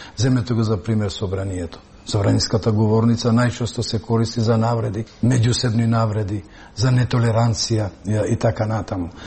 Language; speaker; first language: Macedonian; non-native, local second language; Albanian